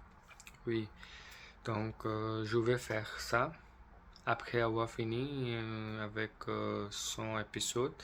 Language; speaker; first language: French; non-native, learner; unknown